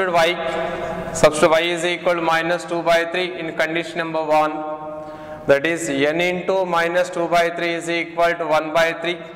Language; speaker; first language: English; non-native, local second language; Telugu